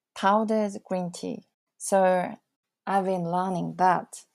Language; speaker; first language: English; non-native, fluent; Japanese